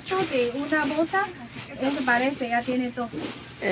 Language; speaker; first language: Spanish; non-native, learner; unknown